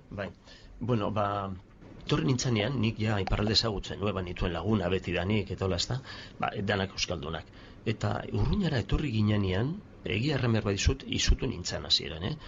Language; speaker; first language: Basque; non-native, local second language; Spanish